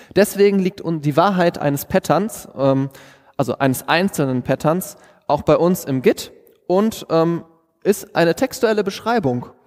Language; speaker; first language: German; native; German